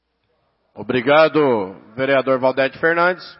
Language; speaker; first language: Portuguese; native; Portuguese